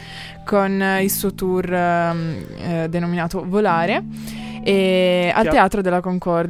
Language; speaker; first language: Italian; native; Italian